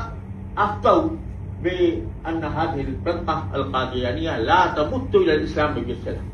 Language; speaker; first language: Arabic; non-native, fluent; Urdu